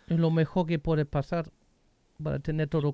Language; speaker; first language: Spanish; non-native, learner; German